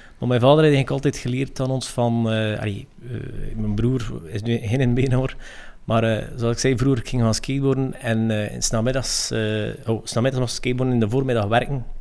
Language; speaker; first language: Dutch; native; Dutch